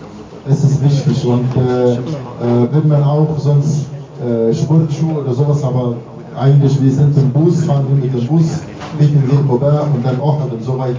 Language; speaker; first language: German; non-native, fluent; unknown